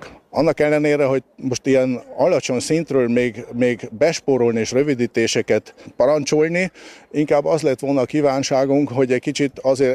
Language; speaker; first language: Hungarian; native; Hungarian